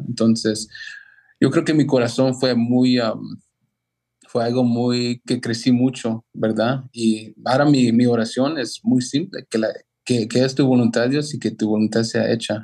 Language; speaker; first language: Spanish; early bilingual, heritage; Spanish